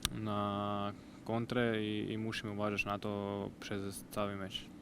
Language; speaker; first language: Polish; non-native, learner; Croatian